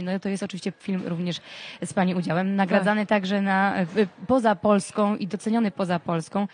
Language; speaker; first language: Polish; native; Polish